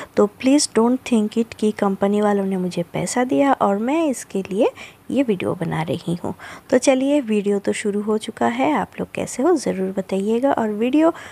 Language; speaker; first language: Hindi; non-native, local second language; Bangla